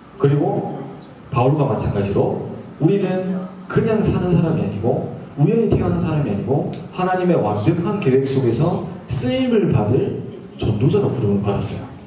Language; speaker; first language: Korean; native; Korean